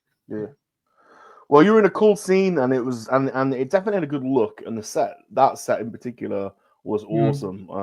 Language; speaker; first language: English; native; English